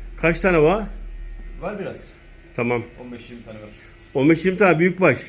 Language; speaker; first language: Turkish; native; Turkish